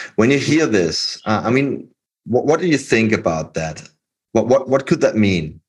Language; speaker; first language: English; non-native, fluent; German